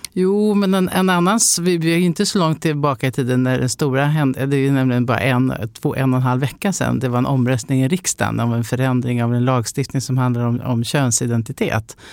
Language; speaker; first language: Swedish; native; Swedish